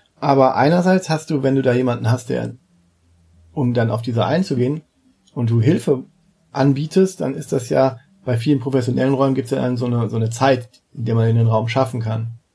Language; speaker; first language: German; native; German